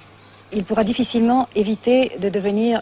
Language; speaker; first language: French; native; French